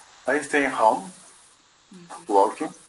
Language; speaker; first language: English; non-native, learner; Spanish